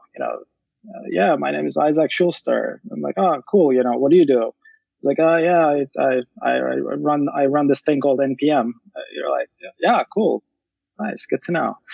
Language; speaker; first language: English; non-native, fluent; Turkish